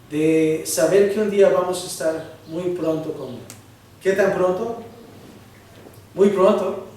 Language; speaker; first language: Spanish; early bilingual, heritage; Spanish